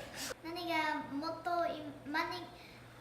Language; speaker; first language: Japanese; non-native, learner; English